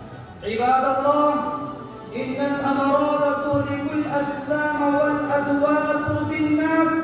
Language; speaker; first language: Arabic; non-native, learner; Urdu